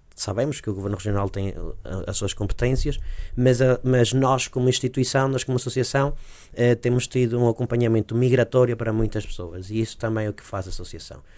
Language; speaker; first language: Portuguese; early bilingual, heritage; Portuguese